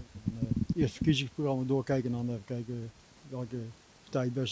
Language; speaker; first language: Dutch; native; Dutch